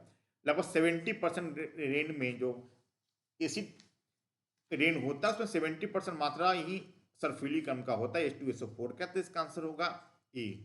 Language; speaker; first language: Hindi; native; Hindi